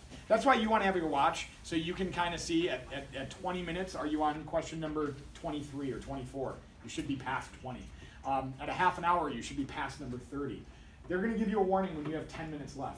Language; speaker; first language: English; native; English